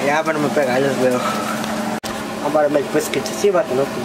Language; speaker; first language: Spanish; early bilingual, heritage; Spanish